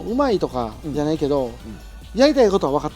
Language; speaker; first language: Japanese; native; Japanese